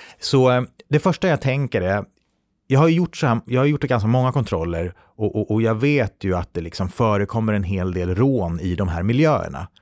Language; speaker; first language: Swedish; native; Swedish